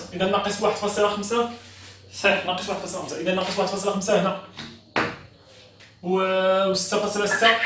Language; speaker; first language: Arabic; native; Arabic